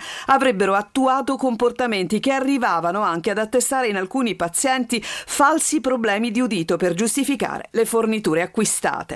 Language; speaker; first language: Italian; native; Italian